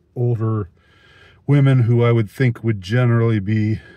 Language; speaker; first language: English; native; English